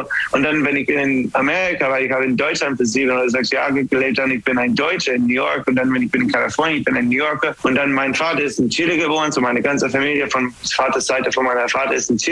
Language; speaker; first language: German; non-native, learner; English